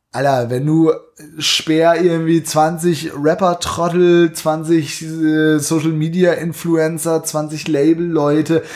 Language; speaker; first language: German; native; German